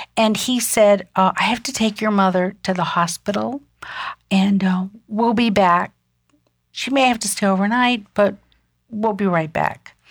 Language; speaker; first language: English; early bilingual, other home language; German